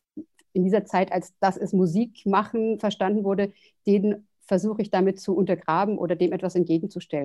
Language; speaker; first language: German; native; German